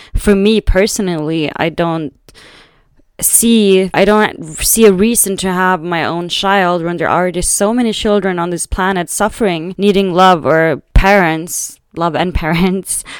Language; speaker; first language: English; non-native, fluent; Swedish